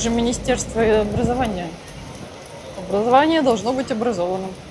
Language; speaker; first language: Russian; native; Russian